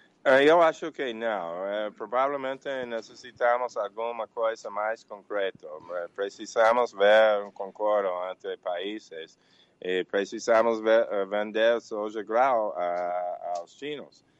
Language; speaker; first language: Portuguese; non-native, learner; English